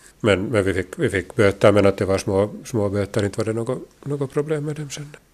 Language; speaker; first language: Swedish; native; Swedish